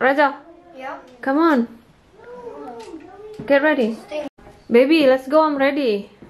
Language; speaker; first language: English; non-native, fluent; Indonesian